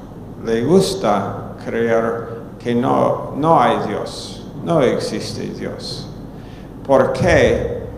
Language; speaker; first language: Spanish; non-native, fluent; English